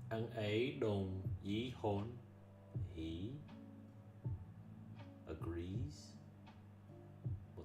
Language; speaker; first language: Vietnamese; non-native, learner; English